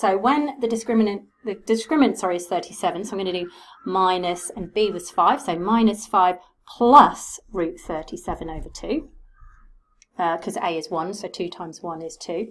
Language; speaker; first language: English; native; English